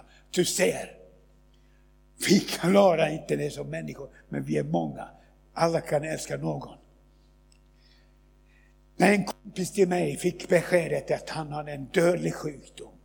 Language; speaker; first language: Swedish; non-native, fluent; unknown